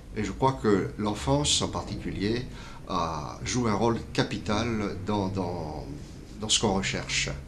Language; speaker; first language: French; native; French